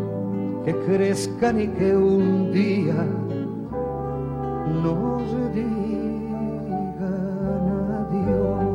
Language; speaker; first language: Spanish; native; Spanish